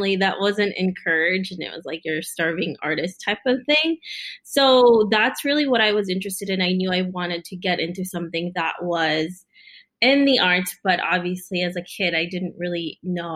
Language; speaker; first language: English; early bilingual, other home language; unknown